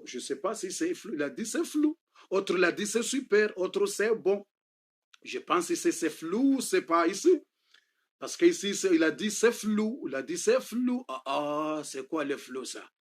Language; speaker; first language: French; non-native, fluent; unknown